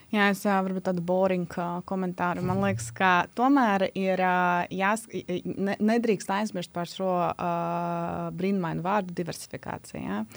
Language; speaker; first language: Latvian; non-native, local second language; Russian